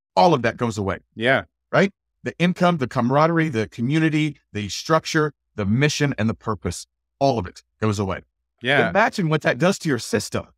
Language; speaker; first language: English; native; English